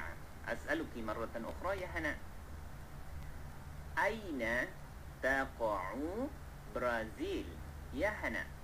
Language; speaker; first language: Arabic; non-native, fluent; Malay